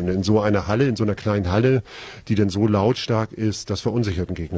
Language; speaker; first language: German; native; German